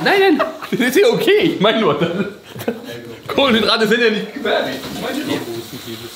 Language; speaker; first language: German; native; German